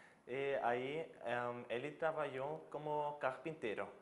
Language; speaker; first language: Portuguese; non-native, fluent; German